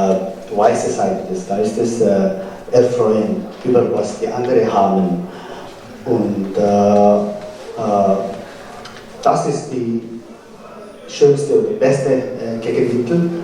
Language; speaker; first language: German; non-native, fluent; Tibetan